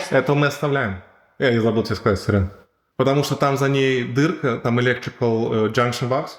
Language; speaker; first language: Russian; native; Russian